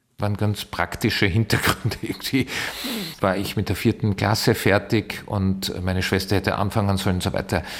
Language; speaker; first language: German; early bilingual, heritage; German